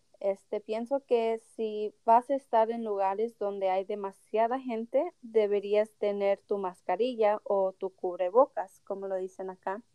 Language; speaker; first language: Spanish; early bilingual, heritage; Spanish